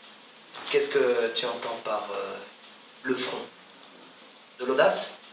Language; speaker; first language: French; native; French